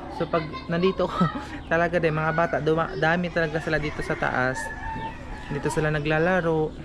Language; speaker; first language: Filipino; non-native, local second language; Cebuano